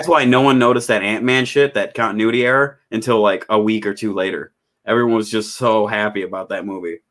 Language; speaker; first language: English; native; English